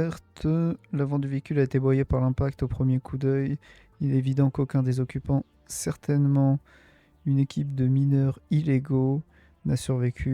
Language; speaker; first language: French; native; French